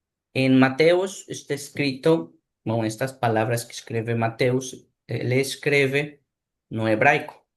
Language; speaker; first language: Spanish; non-native, learner; Portuguese